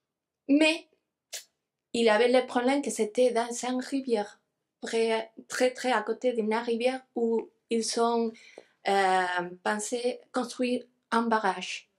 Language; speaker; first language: French; non-native, fluent; Spanish